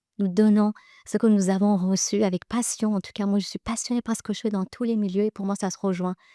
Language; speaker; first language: French; early bilingual, other home language; Persian